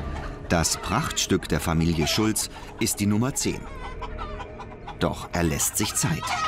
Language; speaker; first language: German; native; German